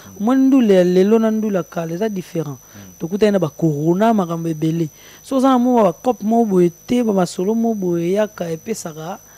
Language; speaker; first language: Lingala; native; Lingala